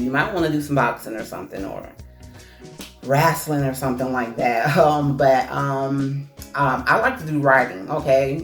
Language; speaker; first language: English; native; English